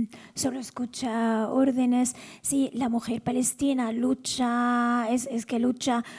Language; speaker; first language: Spanish; non-native, fluent; Arabic